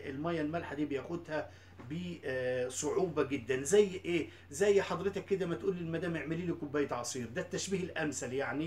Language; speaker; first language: Arabic; native; Arabic